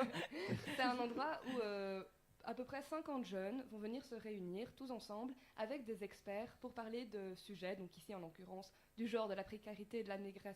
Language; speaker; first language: French; native; French